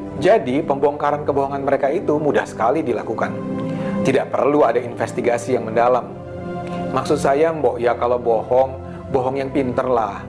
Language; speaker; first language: Indonesian; native; Indonesian